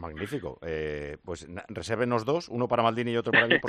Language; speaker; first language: Spanish; native; Spanish